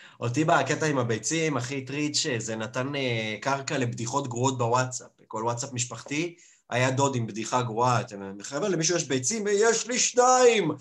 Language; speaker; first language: Hebrew; early bilingual, other home language; Russian